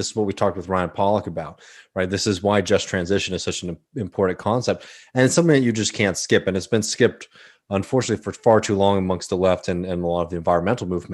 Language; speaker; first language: English; native; English